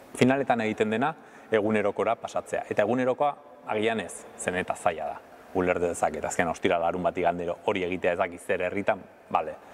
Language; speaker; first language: Basque; native; Basque